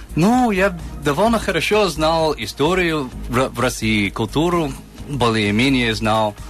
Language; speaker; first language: Russian; non-native, fluent; English